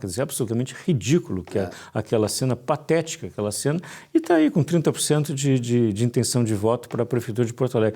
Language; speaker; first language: Portuguese; native; Portuguese